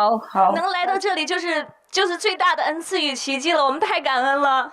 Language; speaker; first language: Chinese; native; Chinese